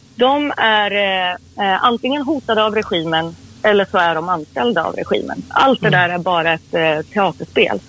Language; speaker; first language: Swedish; early bilingual, other home language; Persian